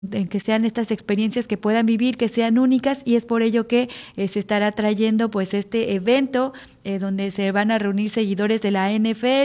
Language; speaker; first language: Spanish; native; Spanish